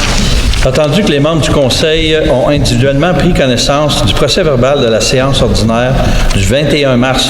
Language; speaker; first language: French; native; French